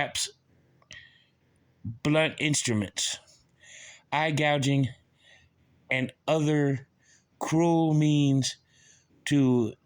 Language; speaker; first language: English; native; English